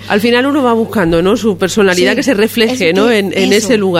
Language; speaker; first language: Spanish; native; Spanish